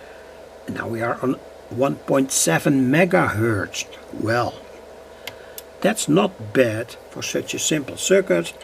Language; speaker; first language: English; non-native, fluent; Dutch